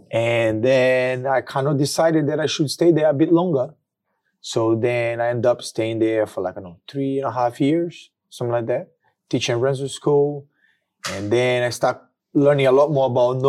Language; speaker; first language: English; non-native, fluent; Portuguese